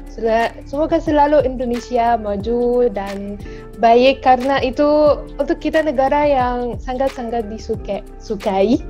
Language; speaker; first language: Indonesian; non-native, fluent; Arabic